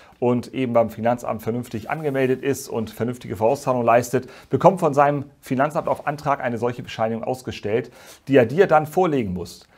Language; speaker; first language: German; native; German